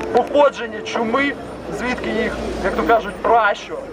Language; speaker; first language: Ukrainian; non-native, local second language; Russian